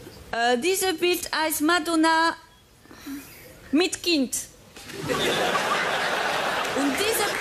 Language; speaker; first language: German; non-native, fluent; French